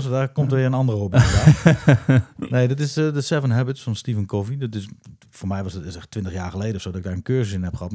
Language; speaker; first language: Dutch; native; Dutch